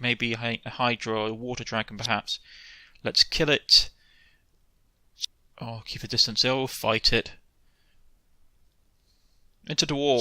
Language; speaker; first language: English; native; English